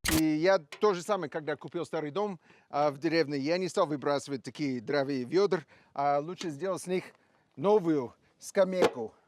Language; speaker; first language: Russian; non-native, fluent; English